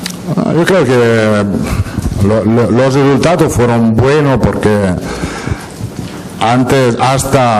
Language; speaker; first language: Spanish; non-native, fluent; Italian